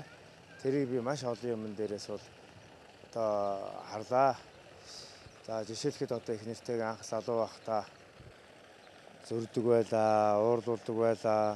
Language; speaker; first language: Mongolian; native; Mongolian